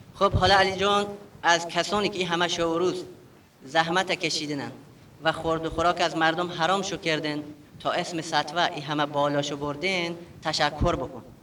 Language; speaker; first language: Persian; native; Persian